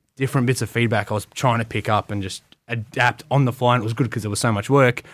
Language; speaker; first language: English; native; English